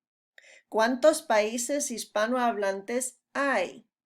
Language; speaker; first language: Spanish; non-native, fluent; English